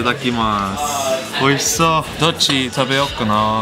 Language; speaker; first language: Japanese; non-native, learner; English